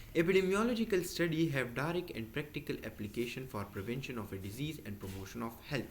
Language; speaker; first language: English; non-native, local second language; Urdu